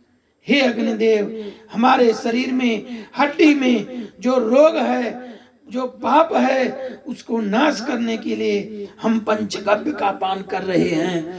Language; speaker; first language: Hindi; native; Hindi